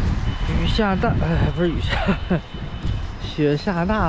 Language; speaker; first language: Chinese; native; Chinese